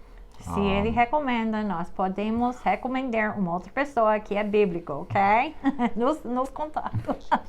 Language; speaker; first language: Portuguese; non-native, fluent; English